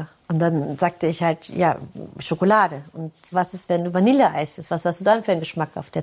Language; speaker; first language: German; early bilingual, other home language; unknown